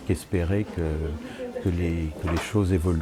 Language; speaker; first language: French; native; French